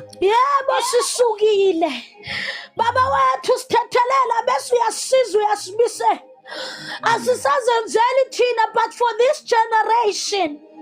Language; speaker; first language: Zulu; non-native, local second language; Southern Sotho